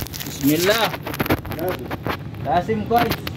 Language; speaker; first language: Arabic; non-native, learner; Filipino